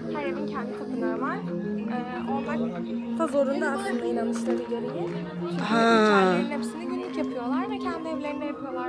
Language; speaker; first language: Turkish; native; Turkish